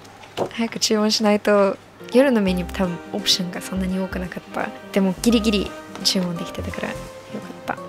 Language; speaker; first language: Japanese; non-native, fluent; English